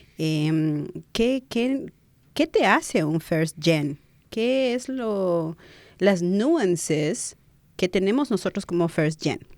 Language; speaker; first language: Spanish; native; Spanish